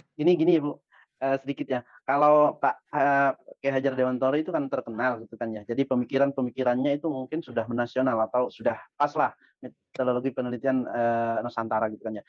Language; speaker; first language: Indonesian; non-native, local second language; Madurese